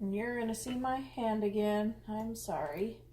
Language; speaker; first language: English; native; English